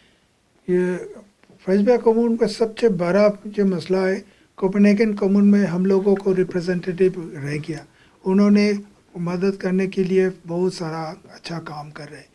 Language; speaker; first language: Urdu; non-native, fluent; Bangla